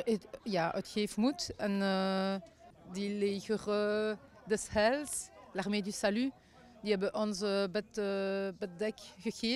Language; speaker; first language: Dutch; non-native, local second language; French